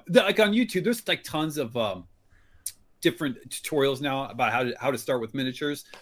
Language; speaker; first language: English; native; English